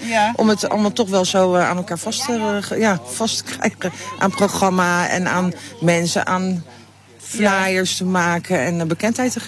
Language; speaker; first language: Dutch; native; Dutch